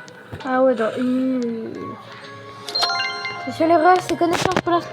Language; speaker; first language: French; native; French